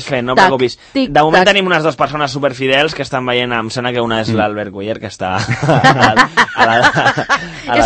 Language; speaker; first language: Catalan; native; Catalan